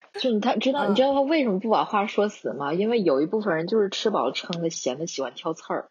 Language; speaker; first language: Chinese; non-native, local second language; Korean